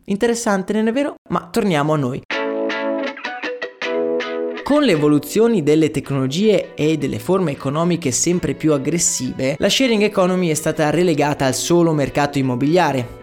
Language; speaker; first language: Italian; native; Italian